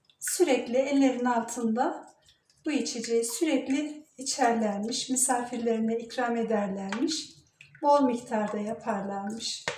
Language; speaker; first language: Turkish; native; Turkish